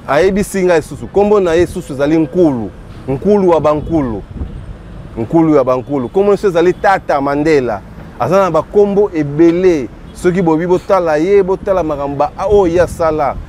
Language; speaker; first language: Lingala; non-native, local second language; Kongo